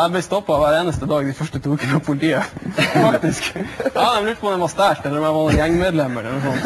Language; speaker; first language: Norwegian; native; Norwegian